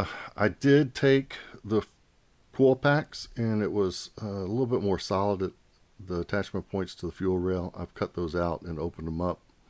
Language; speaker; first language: English; native; English